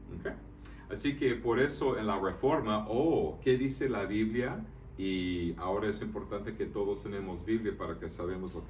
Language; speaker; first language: Spanish; early bilingual, heritage; Spanish